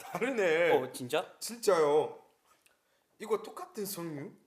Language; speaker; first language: Korean; non-native, fluent; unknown